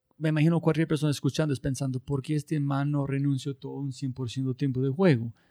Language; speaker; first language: Spanish; non-native, learner; English